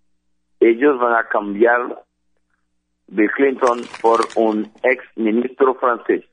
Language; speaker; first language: Spanish; non-native, fluent; Haitian Creole